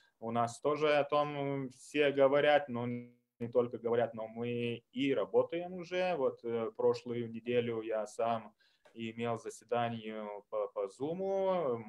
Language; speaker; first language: Russian; non-native, fluent; Lithuanian